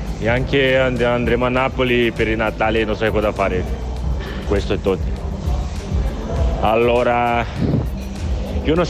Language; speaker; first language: Italian; non-native, learner; Portuguese